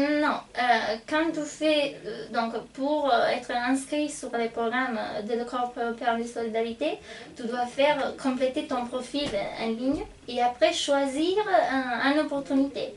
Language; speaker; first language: French; non-native, fluent; Italian